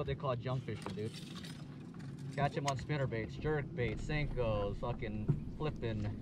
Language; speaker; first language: English; native; English